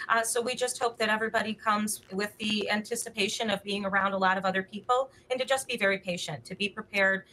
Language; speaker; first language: English; native; English